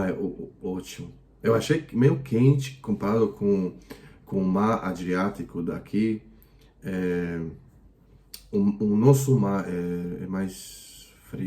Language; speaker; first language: Portuguese; non-native, fluent; Croatian